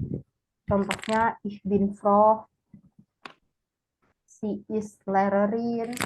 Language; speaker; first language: German; non-native, fluent; Indonesian